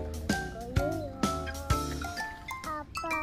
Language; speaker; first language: Korean; early bilingual, heritage; Korean